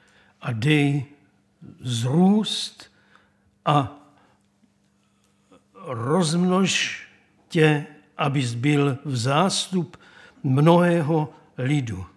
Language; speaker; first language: Czech; native; Czech